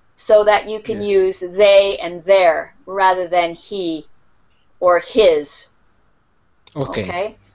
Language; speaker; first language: English; native; English